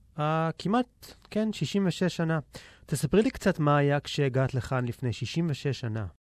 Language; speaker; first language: Hebrew; native; Hebrew